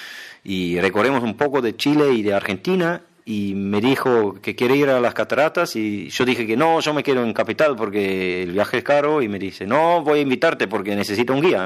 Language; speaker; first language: Spanish; non-native, fluent; German